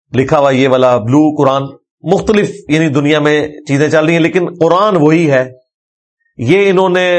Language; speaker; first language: Urdu; non-native, local second language; Punjabi